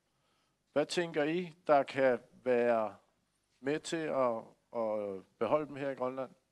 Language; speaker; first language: Danish; native; Danish